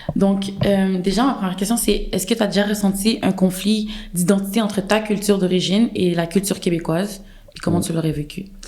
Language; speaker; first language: French; early bilingual, other home language; Fula